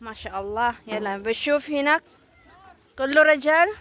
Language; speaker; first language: Arabic; non-native, learner; Filipino